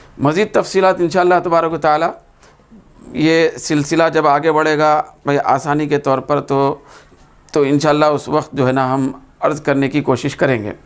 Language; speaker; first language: Urdu; native; Urdu